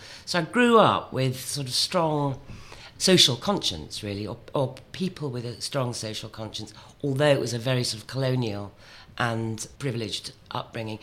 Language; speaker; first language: English; native; English